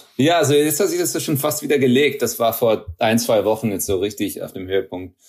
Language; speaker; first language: German; early bilingual, heritage; German